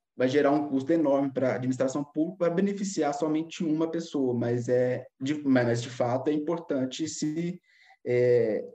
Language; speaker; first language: Portuguese; native; Portuguese